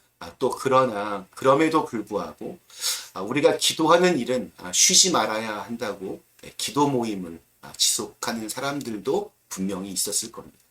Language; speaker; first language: Korean; native; Korean